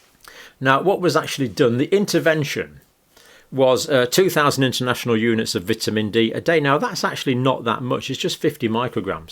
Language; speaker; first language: English; native; English